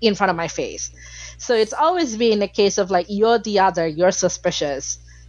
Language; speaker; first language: English; non-native, local second language; Bangla